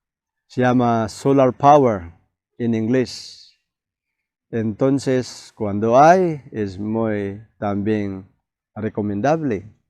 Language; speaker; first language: Spanish; non-native, fluent; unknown